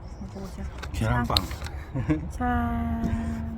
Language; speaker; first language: Korean; non-native, learner; Vietnamese